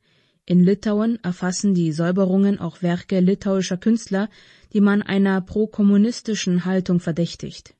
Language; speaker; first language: German; native; German